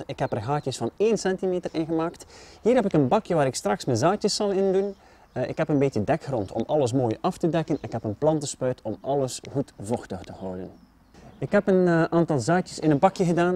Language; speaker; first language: Dutch; native; Dutch